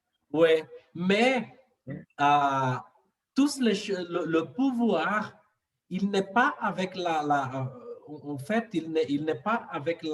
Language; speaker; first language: French; non-native, fluent; Portuguese